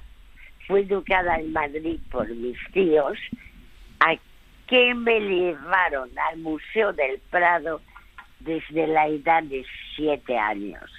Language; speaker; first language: Spanish; early bilingual, other home language; French